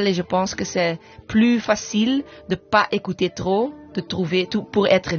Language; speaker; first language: French; non-native, fluent; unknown